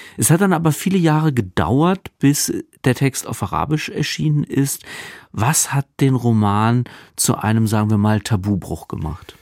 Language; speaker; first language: German; native; German